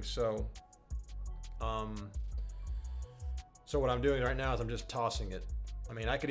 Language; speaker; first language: English; native; English